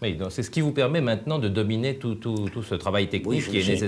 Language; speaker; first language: French; native; French